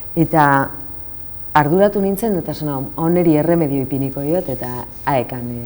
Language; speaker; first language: Basque; non-native, local second language; Spanish